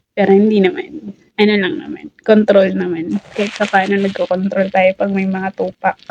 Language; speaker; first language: Filipino; native; Filipino